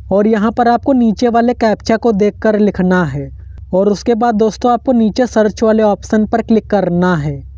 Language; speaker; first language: Hindi; non-native, local second language; Marathi